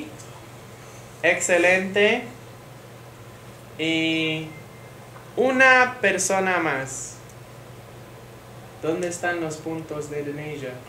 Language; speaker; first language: Spanish; non-native, fluent; English